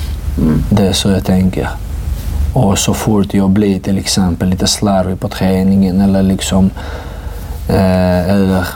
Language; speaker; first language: Swedish; non-native, fluent; Georgian